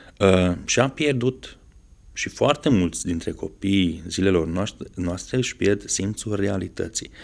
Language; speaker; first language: Romanian; non-native, local second language; Hungarian